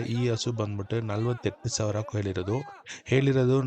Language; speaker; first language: Kannada; non-native, local second language; Tamil